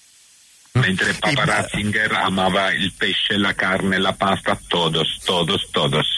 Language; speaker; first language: Spanish; non-native, learner; Italian